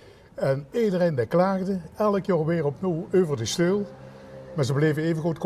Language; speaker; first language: Dutch; native; Dutch